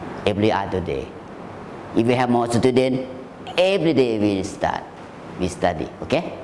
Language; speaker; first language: English; non-native, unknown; Thai